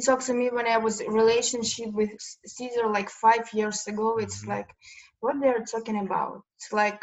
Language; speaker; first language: English; non-native, learner; Ukrainian